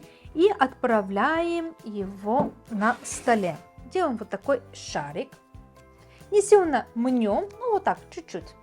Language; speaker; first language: Russian; non-native, fluent; Bulgarian